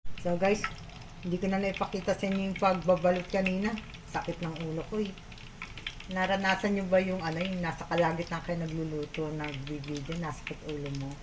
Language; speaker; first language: Filipino; native; Filipino